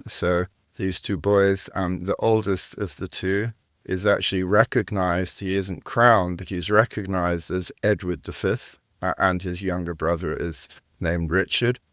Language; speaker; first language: English; native; English